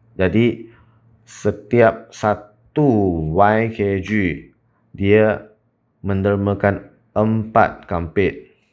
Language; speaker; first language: Malay; non-native, local second language; Chinese